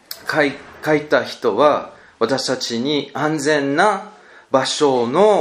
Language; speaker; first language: Japanese; non-native, learner; English